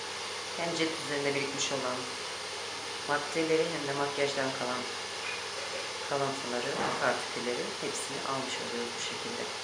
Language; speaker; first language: Turkish; native; Turkish